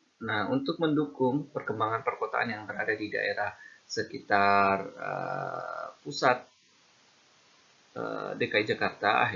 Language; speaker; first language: Indonesian; native; Indonesian